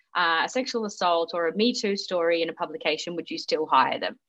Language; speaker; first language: English; native; English